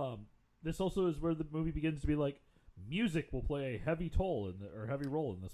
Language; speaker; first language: English; native; English